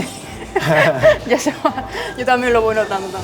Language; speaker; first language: Spanish; native; Spanish